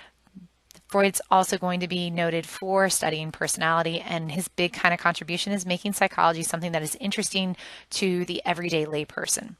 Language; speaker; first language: English; native; English